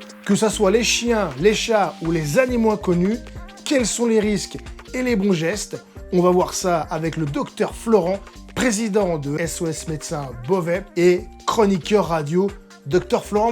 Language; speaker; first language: French; native; French